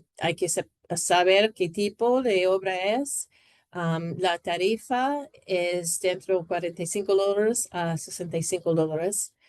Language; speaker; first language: Spanish; non-native, learner; English